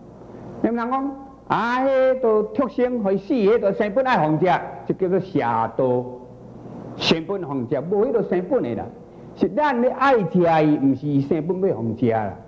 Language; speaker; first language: Chinese; native; Chinese